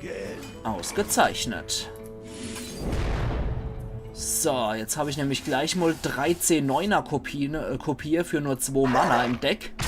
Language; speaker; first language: German; native; German